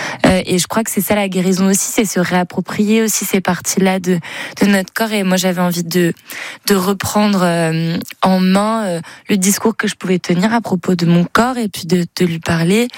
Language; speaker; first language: French; native; French